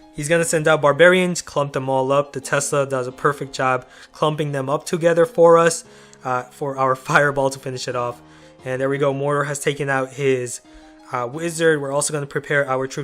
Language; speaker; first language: English; native; English